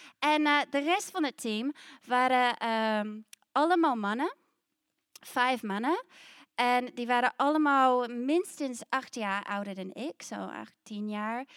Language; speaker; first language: Dutch; non-native, fluent; English